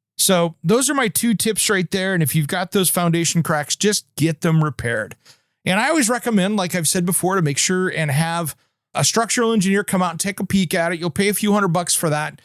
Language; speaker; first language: English; native; English